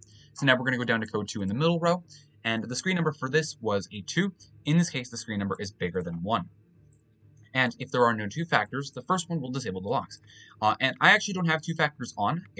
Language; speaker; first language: English; native; English